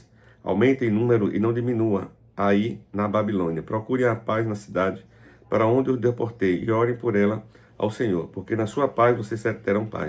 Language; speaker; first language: Portuguese; native; Portuguese